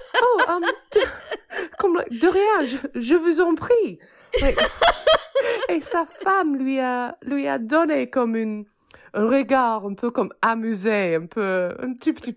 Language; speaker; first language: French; non-native, fluent; English